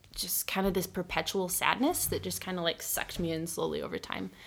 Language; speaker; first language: English; native; English